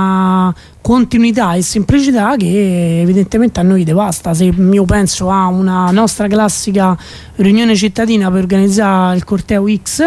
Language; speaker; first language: Italian; native; Italian